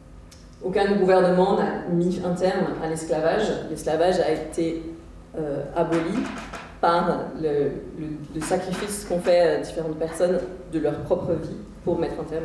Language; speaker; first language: French; native; French